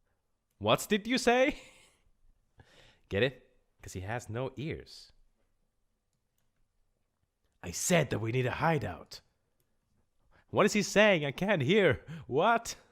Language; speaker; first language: English; native; English